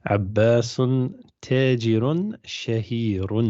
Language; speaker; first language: Arabic; non-native, fluent; English